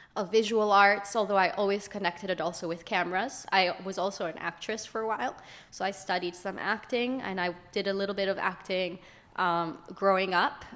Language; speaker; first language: English; early bilingual, other home language; Hebrew